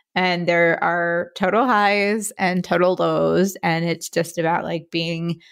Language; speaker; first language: English; native; English